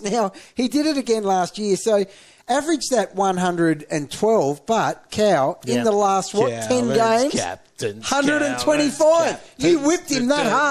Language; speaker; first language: English; native; English